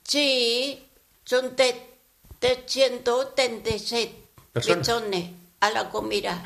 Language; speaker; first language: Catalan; non-native, learner; Vietnamese